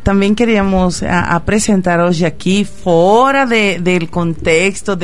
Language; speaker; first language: Portuguese; non-native, fluent; Spanish